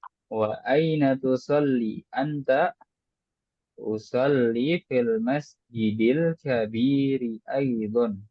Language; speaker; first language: Arabic; non-native, local second language; Indonesian